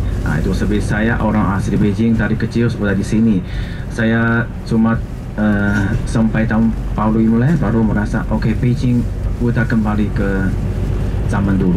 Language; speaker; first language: Indonesian; non-native, fluent; Chinese